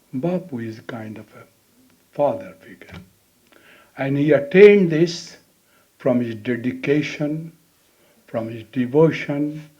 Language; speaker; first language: English; non-native, local second language; Hindi